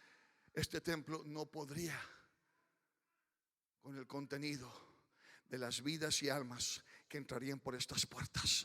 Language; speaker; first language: Spanish; early bilingual, heritage; Spanish